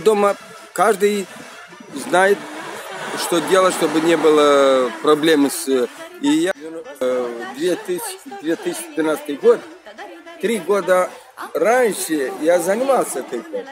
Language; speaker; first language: Russian; non-native, local second language; Romanian